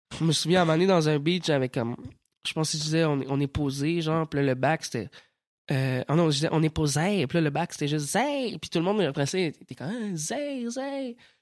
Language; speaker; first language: French; native; French